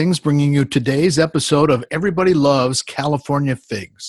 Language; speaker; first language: English; native; English